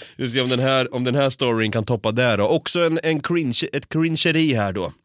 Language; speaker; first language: Swedish; native; Swedish